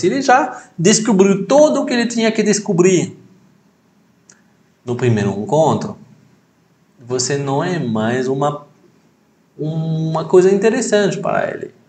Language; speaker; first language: Portuguese; non-native, fluent; French